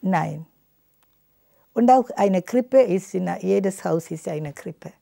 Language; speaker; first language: German; non-native, fluent; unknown